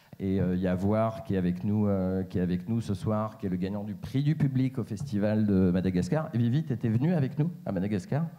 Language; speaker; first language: French; native; French